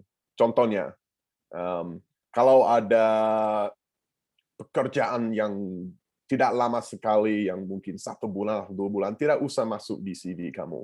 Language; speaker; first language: Indonesian; non-native, fluent; English